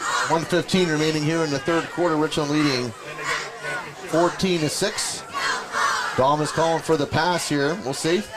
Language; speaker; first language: English; native; English